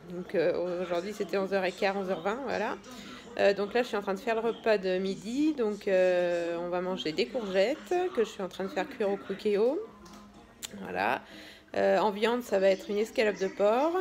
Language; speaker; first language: French; native; French